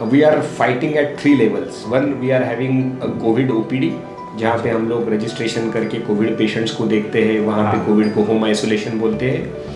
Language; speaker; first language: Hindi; non-native, local second language; Marathi